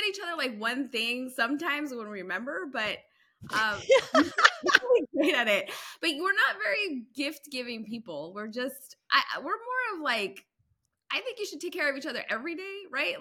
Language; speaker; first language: English; native; English